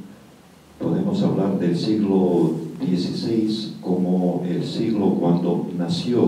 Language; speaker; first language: Spanish; non-native, fluent; Russian